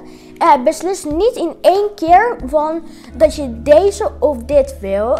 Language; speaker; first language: Dutch; non-native, learner; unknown